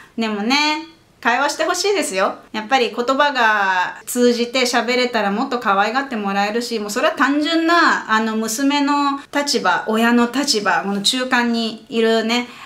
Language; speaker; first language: Japanese; native; Japanese